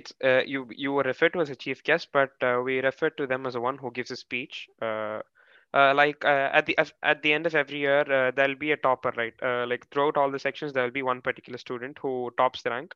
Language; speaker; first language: English; non-native, local second language; Tamil